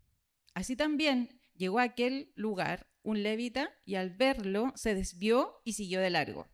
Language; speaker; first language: Spanish; native; Spanish